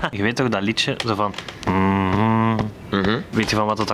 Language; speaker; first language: Dutch; native; Dutch